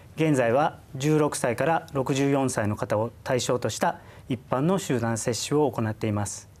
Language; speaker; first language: Japanese; native; Japanese